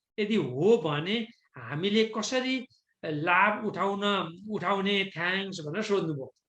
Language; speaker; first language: Nepali; native; Nepali